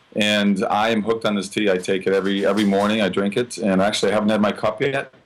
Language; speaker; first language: English; native; English